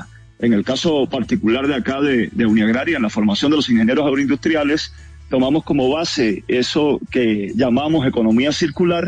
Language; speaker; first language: Spanish; native; Spanish